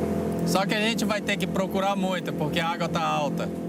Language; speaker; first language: Portuguese; native; Portuguese